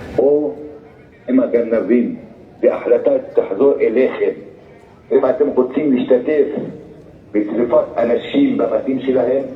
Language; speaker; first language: Hebrew; non-native, local second language; Arabic